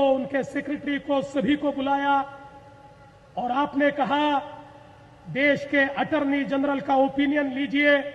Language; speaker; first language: Hindi; non-native, local second language; Marathi